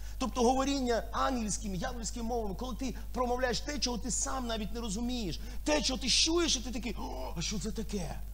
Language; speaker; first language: Ukrainian; non-native, local second language; Russian